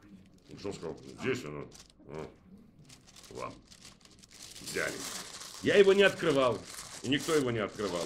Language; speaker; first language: Russian; native; Russian